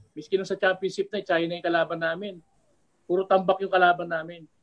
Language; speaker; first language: Filipino; native; Filipino